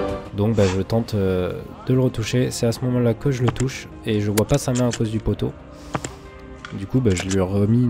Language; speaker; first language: French; native; French